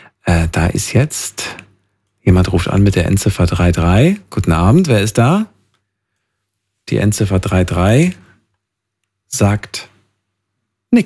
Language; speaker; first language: German; native; German